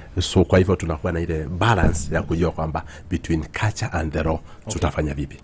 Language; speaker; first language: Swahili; non-native, local second language; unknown